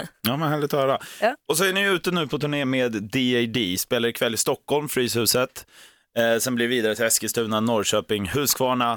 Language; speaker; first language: Swedish; native; Swedish